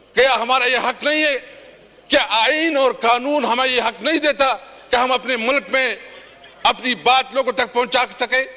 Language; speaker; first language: Urdu; non-native, local second language; Pashto